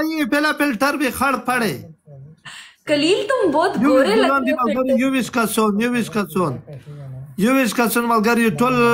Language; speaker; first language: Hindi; non-native, local second language; Pashto